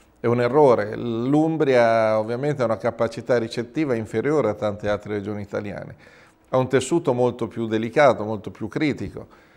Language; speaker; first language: Italian; native; Italian